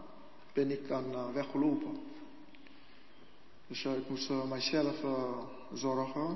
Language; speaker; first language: Dutch; non-native, learner; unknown